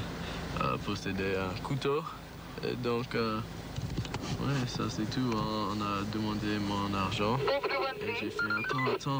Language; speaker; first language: French; non-native, learner; English